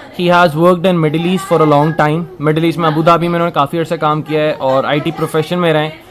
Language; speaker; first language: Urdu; native; Urdu